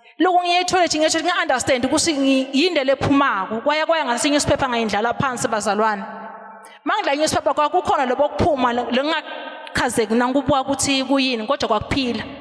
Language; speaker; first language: Zulu; non-native, local second language; Swati